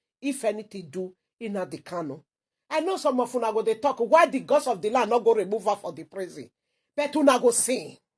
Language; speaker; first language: Nigerian Pidgin; non-native, local second language; Igbo